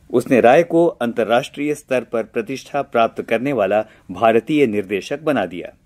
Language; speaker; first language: Hindi; native; Hindi